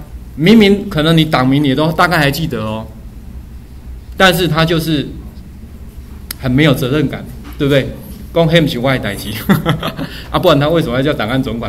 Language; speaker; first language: Chinese; native; Chinese